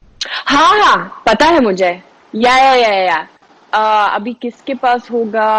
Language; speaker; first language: Hindi; non-native, learner; Swedish